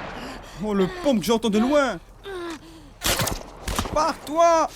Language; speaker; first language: French; native; French